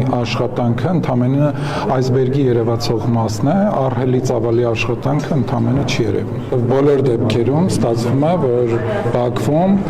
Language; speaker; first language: Armenian; native; Armenian